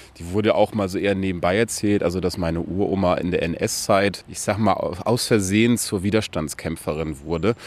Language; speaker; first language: German; native; German